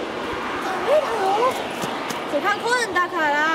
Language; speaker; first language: Japanese; non-native, learner; Chinese